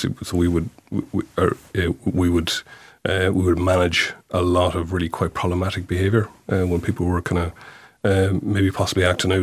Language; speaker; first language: English; native; English